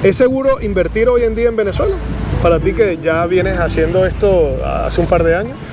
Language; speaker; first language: Spanish; native; Spanish